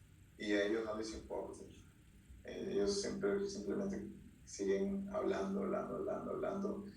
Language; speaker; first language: Spanish; early bilingual, heritage; Spanish